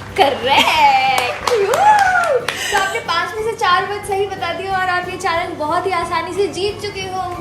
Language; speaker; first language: Hindi; native; Hindi